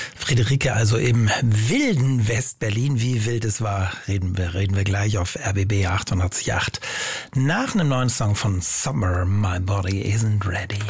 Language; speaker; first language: German; native; German